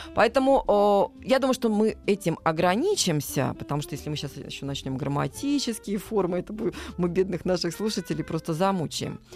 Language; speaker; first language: Russian; native; Russian